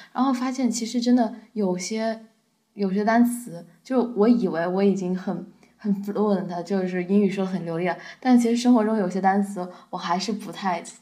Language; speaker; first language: Chinese; native; Chinese